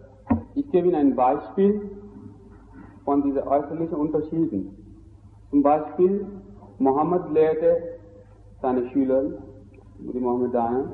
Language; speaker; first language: German; non-native, fluent; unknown